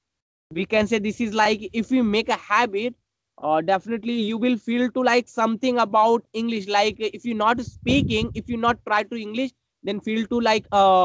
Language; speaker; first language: English; non-native, learner; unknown